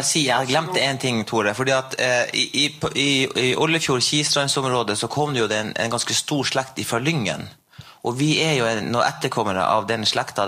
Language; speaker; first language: Norwegian; native; Norwegian